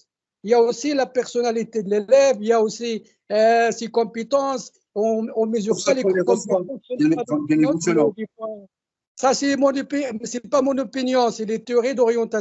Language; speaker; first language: French; non-native, local second language; Arabic